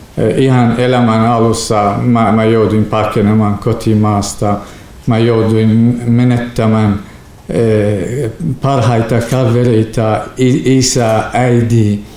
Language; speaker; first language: Finnish; non-native, fluent; Kurdish